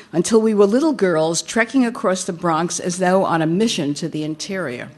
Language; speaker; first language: English; native; English